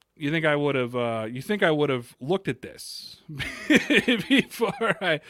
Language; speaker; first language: English; native; English